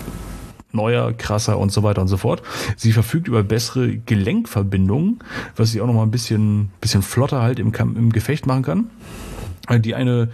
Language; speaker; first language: German; native; German